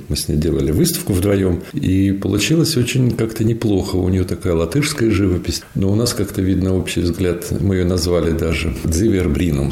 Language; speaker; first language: Russian; native; Russian